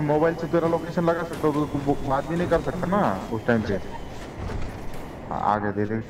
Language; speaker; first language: Hindi; native; Hindi